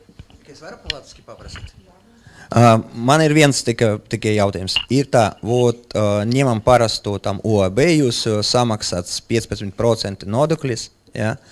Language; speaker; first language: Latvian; non-native, local second language; Russian